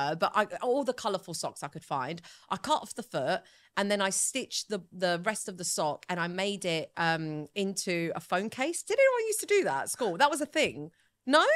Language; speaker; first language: English; early bilingual, other home language; Italian